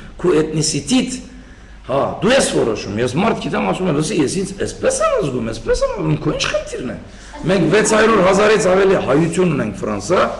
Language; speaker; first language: Armenian; early bilingual, heritage; Armenian